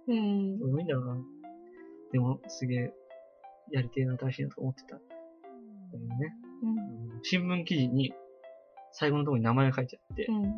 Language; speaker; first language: Japanese; native; Japanese